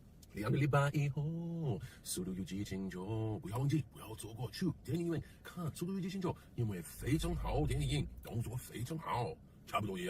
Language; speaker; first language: Chinese; non-native, learner; English